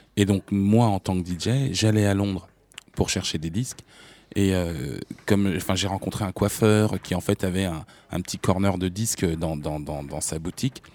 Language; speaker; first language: French; native; French